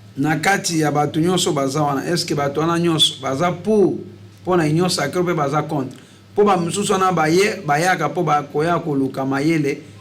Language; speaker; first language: Lingala; native; Lingala